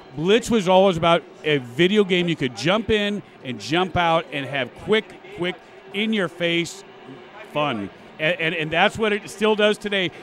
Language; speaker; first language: English; native; English